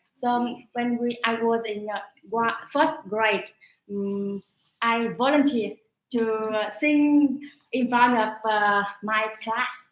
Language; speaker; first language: English; non-native, learner; Vietnamese